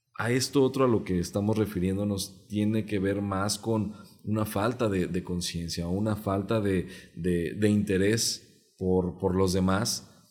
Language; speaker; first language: Spanish; non-native, local second language; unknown